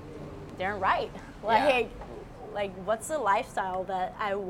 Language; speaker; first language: English; non-native, fluent; Spanish